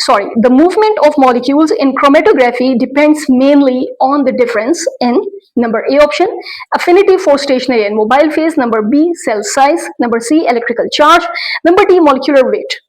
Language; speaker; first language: English; non-native, local second language; Urdu